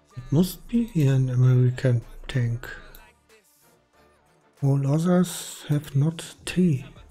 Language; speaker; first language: English; non-native, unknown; German